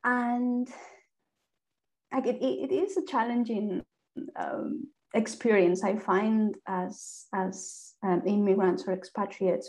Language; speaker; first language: English; non-native, fluent; Spanish